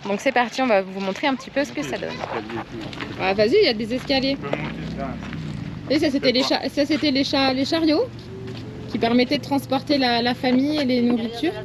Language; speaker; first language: French; native; French